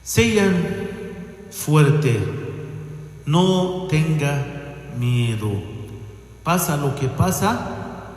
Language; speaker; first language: Spanish; non-native, fluent; Arabic